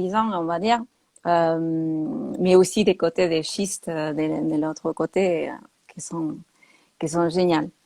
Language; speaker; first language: French; non-native, fluent; Spanish